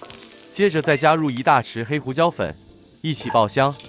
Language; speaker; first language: Chinese; native; Chinese